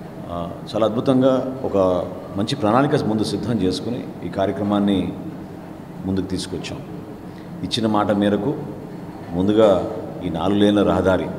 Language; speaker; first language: Telugu; native; Telugu